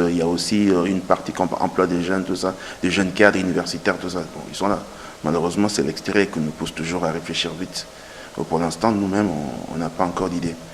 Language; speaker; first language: French; non-native, local second language; Lingala